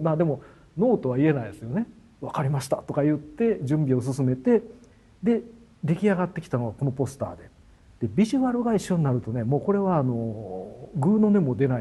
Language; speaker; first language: Japanese; native; Japanese